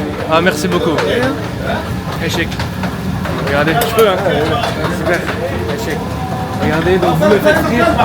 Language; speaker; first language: French; native; French